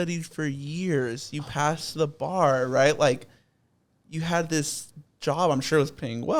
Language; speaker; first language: English; native; English